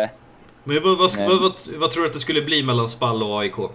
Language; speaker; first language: Swedish; native; Swedish